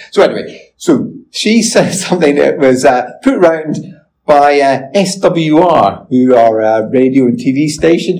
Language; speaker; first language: English; native; English